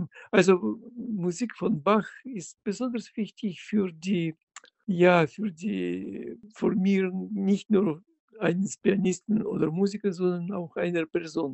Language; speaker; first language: German; non-native, fluent; Russian